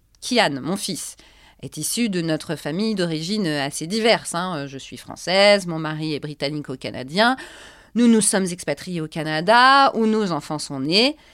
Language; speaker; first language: French; native; French